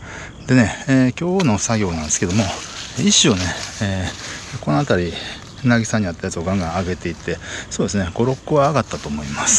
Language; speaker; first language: Japanese; native; Japanese